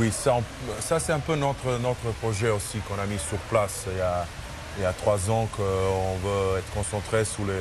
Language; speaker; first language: French; non-native, fluent; Serbian